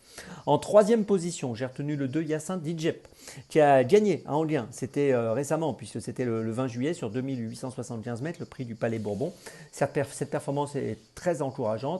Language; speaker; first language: French; native; French